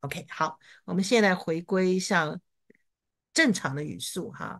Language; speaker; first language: Chinese; native; Chinese